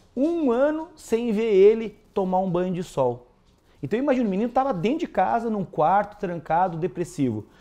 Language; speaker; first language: Portuguese; native; Portuguese